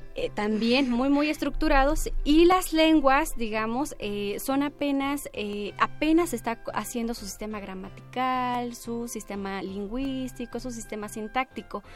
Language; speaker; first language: Spanish; native; Spanish